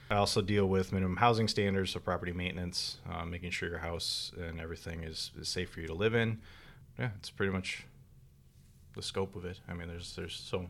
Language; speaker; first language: English; native; English